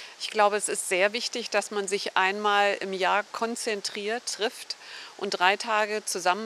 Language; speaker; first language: German; native; German